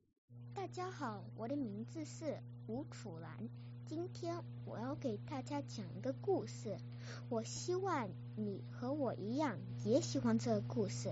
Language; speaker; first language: Chinese; early bilingual, heritage; Chinese